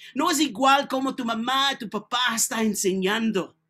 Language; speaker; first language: Spanish; non-native, learner; English